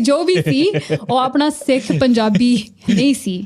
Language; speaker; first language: Punjabi; early bilingual, heritage; Punjabi